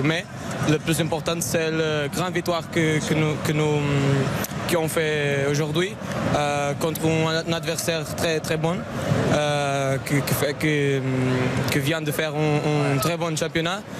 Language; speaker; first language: French; non-native, learner; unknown